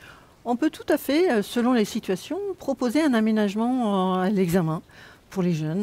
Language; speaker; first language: French; native; French